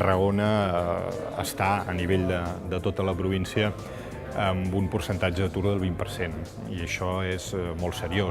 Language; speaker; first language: Catalan; native; Catalan